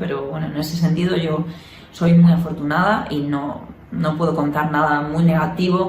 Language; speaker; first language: Spanish; native; Spanish